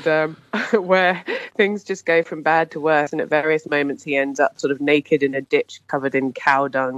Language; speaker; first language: English; native; English